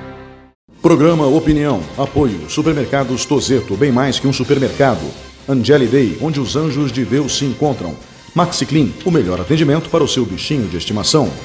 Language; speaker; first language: Portuguese; native; Portuguese